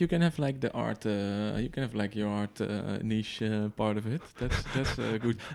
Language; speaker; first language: English; non-native, fluent; Dutch